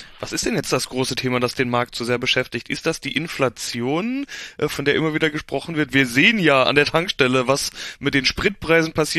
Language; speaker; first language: German; native; German